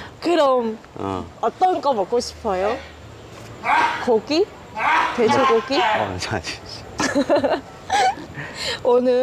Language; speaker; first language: Korean; non-native, learner; Vietnamese